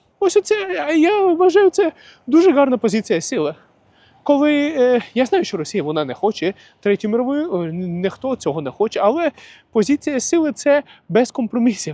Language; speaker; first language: Ukrainian; non-native, local second language; Russian